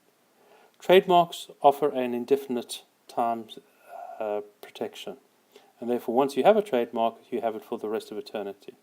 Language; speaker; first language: English; native; English